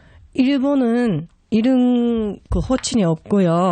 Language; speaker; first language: Korean; non-native, fluent; Japanese